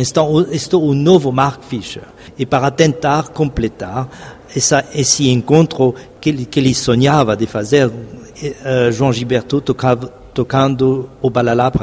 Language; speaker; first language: Portuguese; non-native, fluent; French